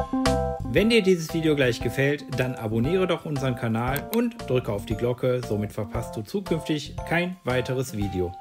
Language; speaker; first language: German; native; German